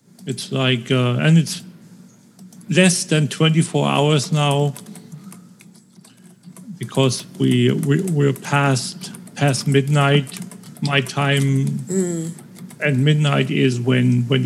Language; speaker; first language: English; non-native, fluent; German